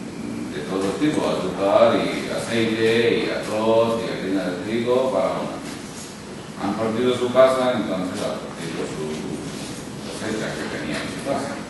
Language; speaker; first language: Spanish; non-native, local second language; Urdu